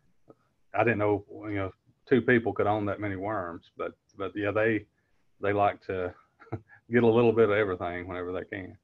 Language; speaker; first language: English; native; English